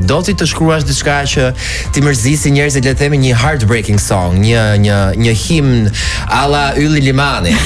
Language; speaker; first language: Albanian; native; Albanian